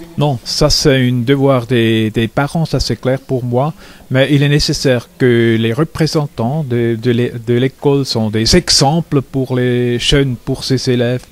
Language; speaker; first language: French; non-native, local second language; German